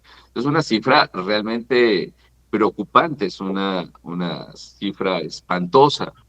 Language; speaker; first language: Spanish; native; Spanish